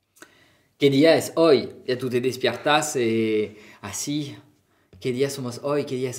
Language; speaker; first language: Spanish; non-native, fluent; French